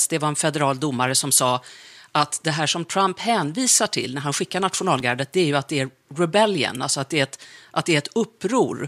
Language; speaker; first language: Swedish; native; Swedish